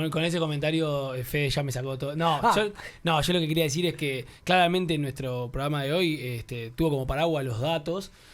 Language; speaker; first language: Spanish; native; Spanish